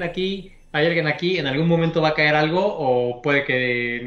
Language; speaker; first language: Spanish; native; Spanish